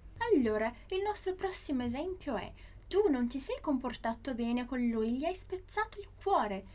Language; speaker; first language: Italian; non-native, fluent; Portuguese